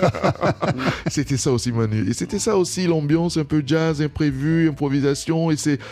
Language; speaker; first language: French; non-native, local second language; Duala